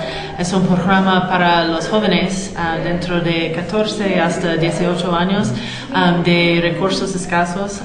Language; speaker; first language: Spanish; non-native, fluent; English